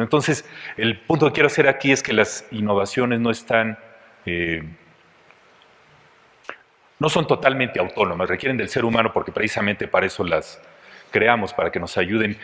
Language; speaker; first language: Spanish; native; Spanish